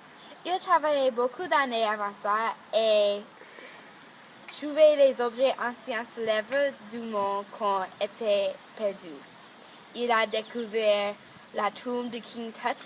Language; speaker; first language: French; non-native, learner; English